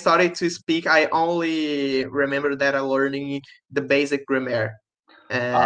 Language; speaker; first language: English; non-native, learner; Portuguese